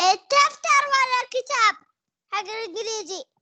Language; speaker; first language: Arabic; native; Arabic